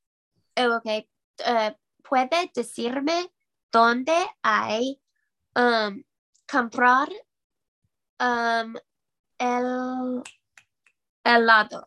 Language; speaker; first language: Spanish; non-native, learner; English